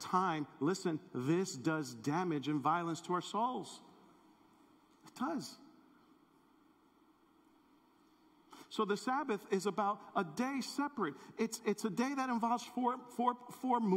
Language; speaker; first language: English; native; English